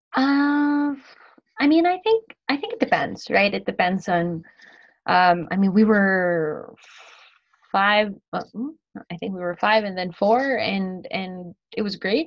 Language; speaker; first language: English; non-native, local second language; Filipino